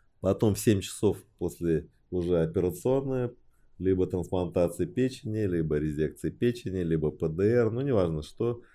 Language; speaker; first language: Russian; early bilingual, other home language; Chinese